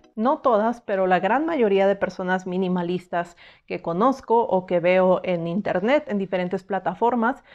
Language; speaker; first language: Spanish; native; Spanish